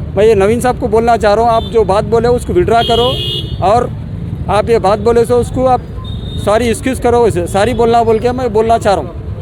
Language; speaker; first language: Hindi; non-native, local second language; Urdu